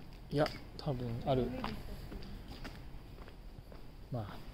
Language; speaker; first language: Japanese; non-native, learner; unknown